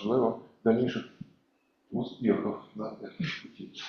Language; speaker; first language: Russian; native; Russian